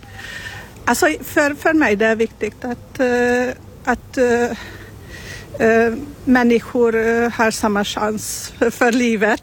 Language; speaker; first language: Swedish; non-native, fluent; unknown